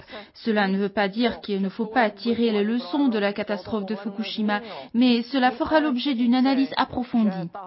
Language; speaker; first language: French; native; French